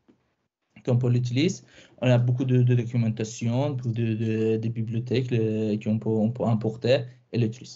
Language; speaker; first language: French; non-native, fluent; Persian